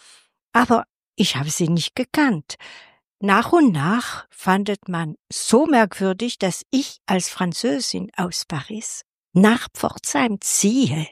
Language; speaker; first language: German; non-native, fluent; French